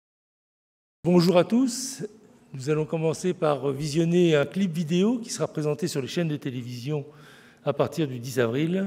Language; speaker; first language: French; native; French